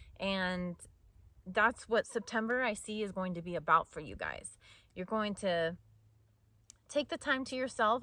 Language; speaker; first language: English; native; English